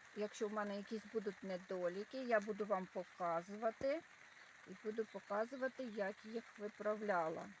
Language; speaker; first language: Ukrainian; native; Ukrainian